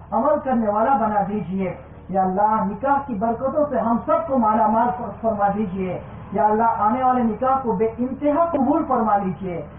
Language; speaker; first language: Urdu; non-native, local second language; Gujarati